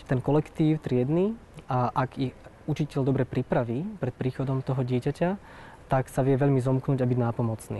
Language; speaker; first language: Slovak; native; Slovak